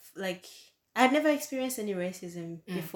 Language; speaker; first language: English; non-native, local second language; Ganda